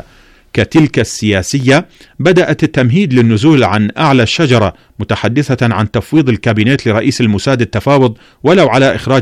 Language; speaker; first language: Arabic; native; Arabic